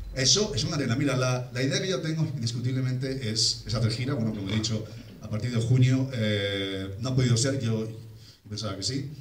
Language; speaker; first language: Spanish; early bilingual, heritage; Spanish